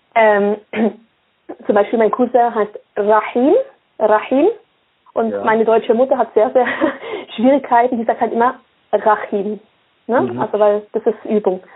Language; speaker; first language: German; early bilingual, other home language; Swiss German